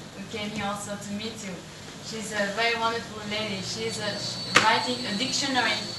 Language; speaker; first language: English; non-native, fluent; French